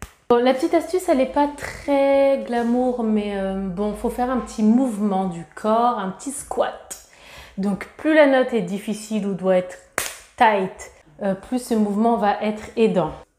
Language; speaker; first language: French; native; French